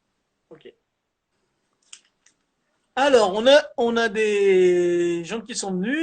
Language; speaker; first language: French; native; French